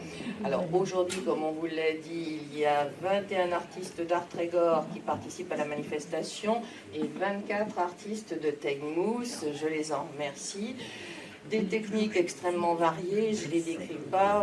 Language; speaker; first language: French; native; French